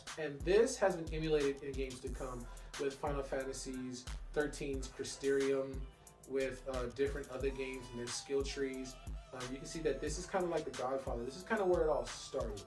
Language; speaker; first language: English; native; English